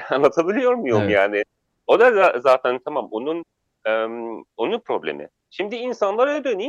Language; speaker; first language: Turkish; non-native, fluent; Arabic